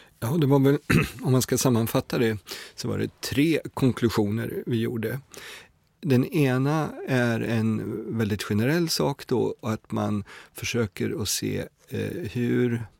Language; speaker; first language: Swedish; native; Swedish